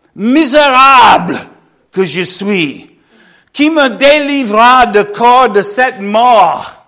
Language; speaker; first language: French; non-native, fluent; English